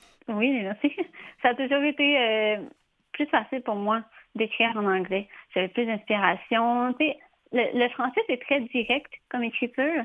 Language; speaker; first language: French; native; French